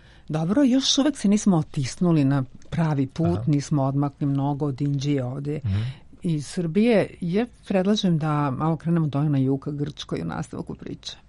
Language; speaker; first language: Serbian; native; Serbian